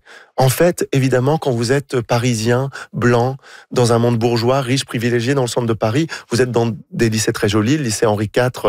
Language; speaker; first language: French; native; French